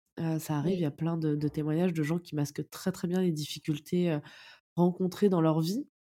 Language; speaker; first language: French; native; French